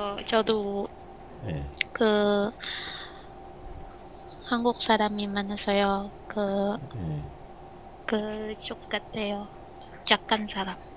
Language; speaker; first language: Korean; non-native, learner; Indonesian